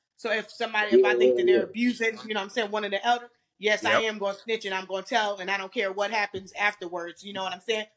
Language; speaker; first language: English; native; English